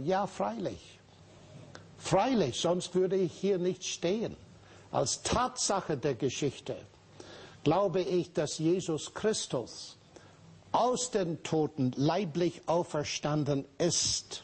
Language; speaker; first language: German; non-native, fluent; English